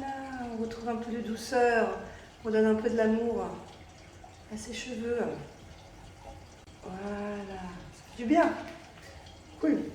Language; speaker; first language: French; native; French